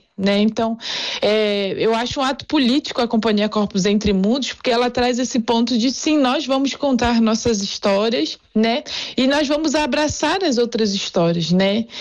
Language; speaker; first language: Portuguese; native; Portuguese